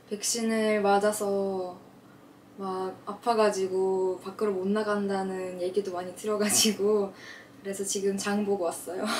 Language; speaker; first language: Korean; non-native, fluent; Russian